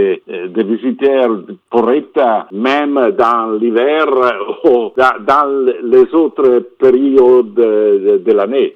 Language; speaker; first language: French; non-native, fluent; Italian